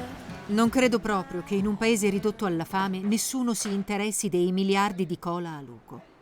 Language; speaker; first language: Italian; native; Italian